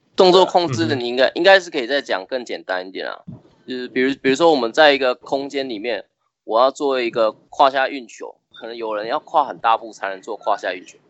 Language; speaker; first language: Chinese; native; Chinese